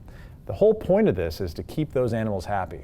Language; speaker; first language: English; native; English